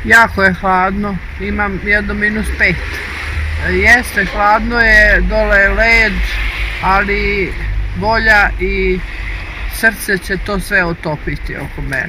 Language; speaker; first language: Bosnian; native; Bosnian